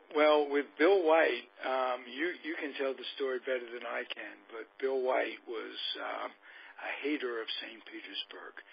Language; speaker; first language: English; native; English